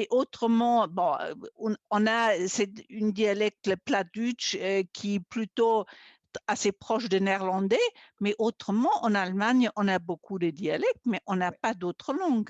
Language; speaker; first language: French; non-native, fluent; German